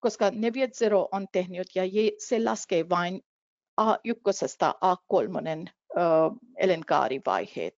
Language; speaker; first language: Finnish; non-native, fluent; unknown